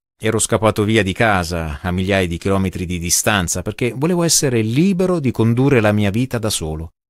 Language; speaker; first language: Italian; non-native, fluent; English